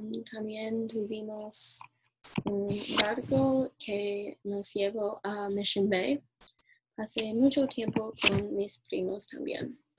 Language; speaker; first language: Spanish; non-native, learner; English